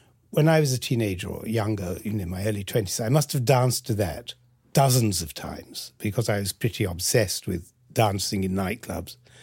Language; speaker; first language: English; early bilingual, other home language; French